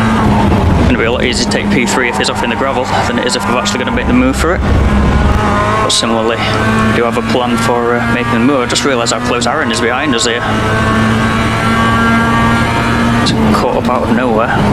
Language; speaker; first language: English; native; English